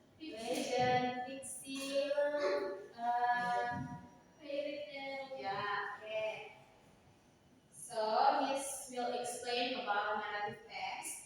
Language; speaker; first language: English; non-native, learner; Indonesian